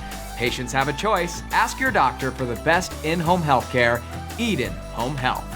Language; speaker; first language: English; native; English